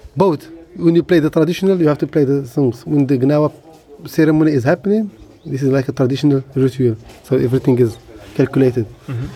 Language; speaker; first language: English; non-native, learner; Arabic